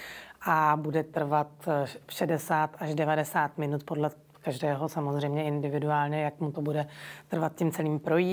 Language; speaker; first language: Czech; native; Czech